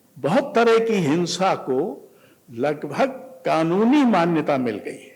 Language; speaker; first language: Hindi; native; Hindi